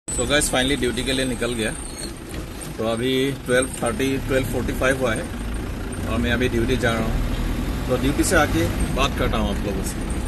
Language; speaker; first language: Hindi; non-native, local second language; Assamese